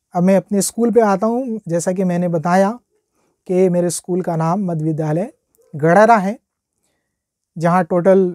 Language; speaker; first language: Hindi; native; Hindi